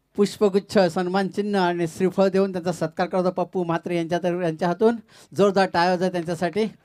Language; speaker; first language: Marathi; native; Marathi